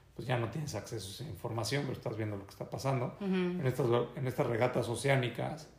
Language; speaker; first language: Spanish; native; Spanish